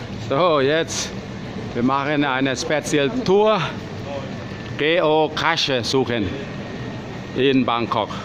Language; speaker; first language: German; non-native, learner; Thai